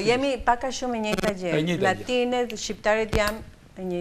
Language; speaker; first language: Albanian; non-native, learner; Spanish